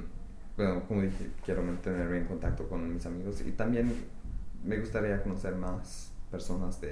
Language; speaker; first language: Spanish; non-native, fluent; English